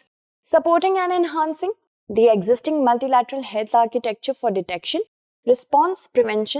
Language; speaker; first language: English; non-native, local second language; Hindi